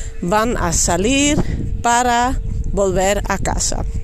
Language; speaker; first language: Spanish; non-native, fluent; Dutch